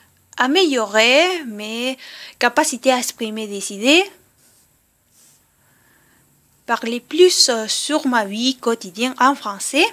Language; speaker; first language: French; non-native, learner; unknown